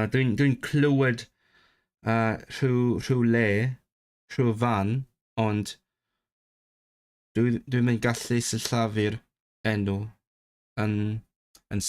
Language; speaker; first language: Welsh; non-native, learner; Cantonese